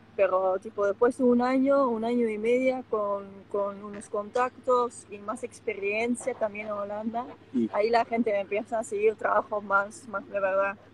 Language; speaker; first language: Spanish; non-native, fluent; Dutch